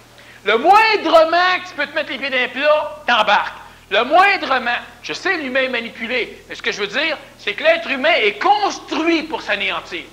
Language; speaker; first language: French; native; French